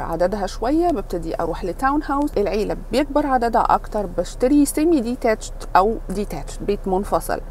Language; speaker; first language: Arabic; native; Arabic